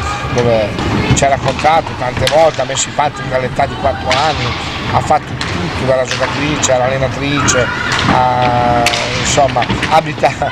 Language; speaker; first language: Italian; native; Italian